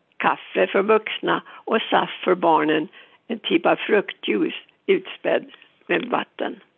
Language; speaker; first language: Swedish; native; Swedish